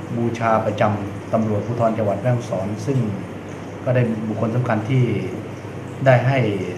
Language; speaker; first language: Thai; native; Thai